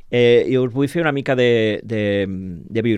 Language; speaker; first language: Spanish; non-native, local second language; Catalan